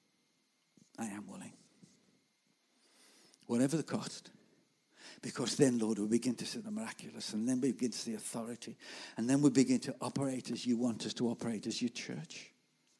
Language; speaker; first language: English; native; English